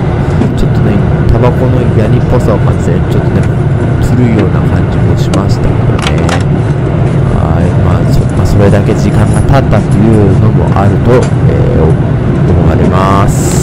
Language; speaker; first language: Japanese; native; Japanese